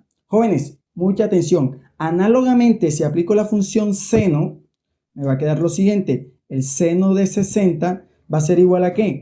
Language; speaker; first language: Spanish; native; Spanish